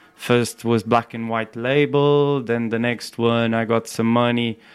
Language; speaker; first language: English; non-native, fluent; Portuguese